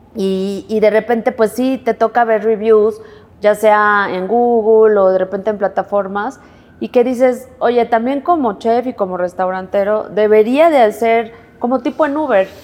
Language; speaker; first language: Spanish; native; Spanish